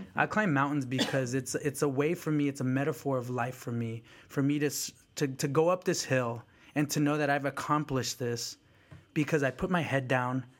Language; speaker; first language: English; early bilingual, other home language; Spanish